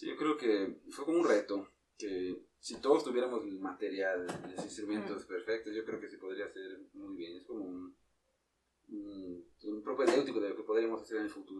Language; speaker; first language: Spanish; native; Spanish